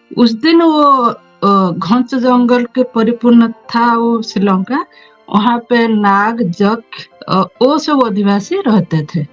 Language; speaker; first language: Hindi; non-native, local second language; Odia